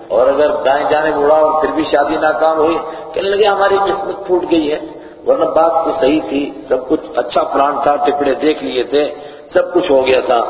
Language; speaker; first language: Urdu; non-native, local second language; Kashmiri